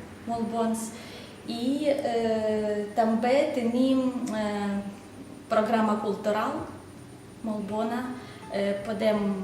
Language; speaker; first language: Catalan; non-native, learner; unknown